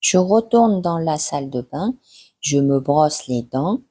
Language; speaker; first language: French; non-native, fluent; Mongolian